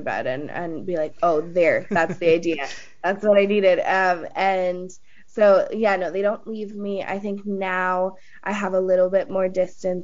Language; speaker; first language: English; native; English